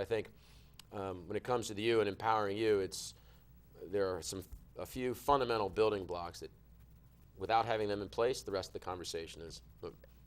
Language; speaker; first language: English; native; English